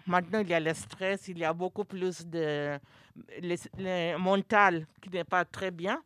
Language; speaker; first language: French; non-native, fluent; English